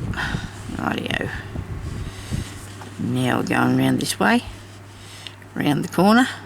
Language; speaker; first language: English; native; English